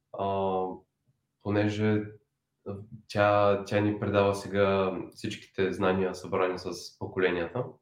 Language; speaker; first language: Bulgarian; native; Bulgarian